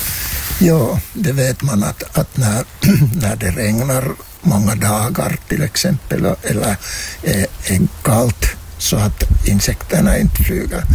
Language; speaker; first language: Swedish; non-native, fluent; Finnish